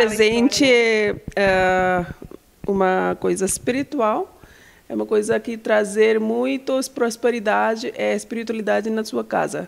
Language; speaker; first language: Portuguese; non-native, learner; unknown